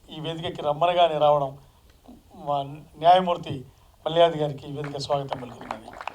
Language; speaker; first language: Telugu; native; Telugu